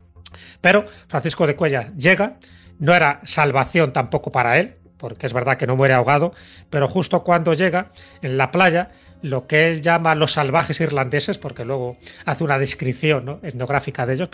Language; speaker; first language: Spanish; native; Spanish